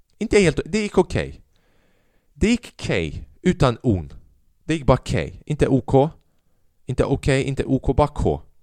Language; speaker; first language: Swedish; early bilingual, other home language; Albanian